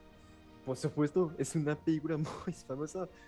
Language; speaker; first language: Spanish; non-native, learner; French